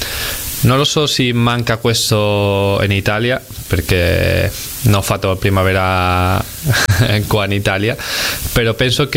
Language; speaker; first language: Italian; non-native, fluent; Spanish